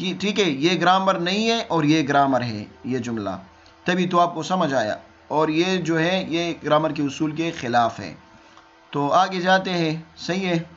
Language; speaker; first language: Urdu; non-native, local second language; Pashto